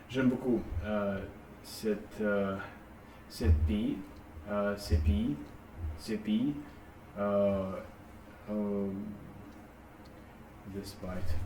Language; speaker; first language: French; non-native, learner; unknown